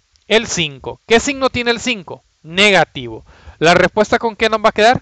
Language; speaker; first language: Spanish; native; Spanish